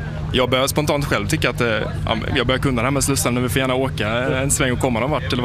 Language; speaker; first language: Swedish; native; Swedish